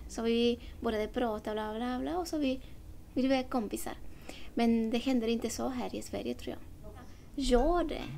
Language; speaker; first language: Swedish; non-native, learner; Spanish